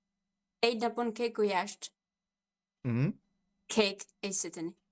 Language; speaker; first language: Hungarian; non-native, learner; Romanian